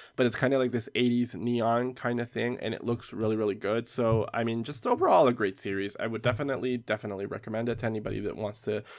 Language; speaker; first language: English; early bilingual, other home language; Spanish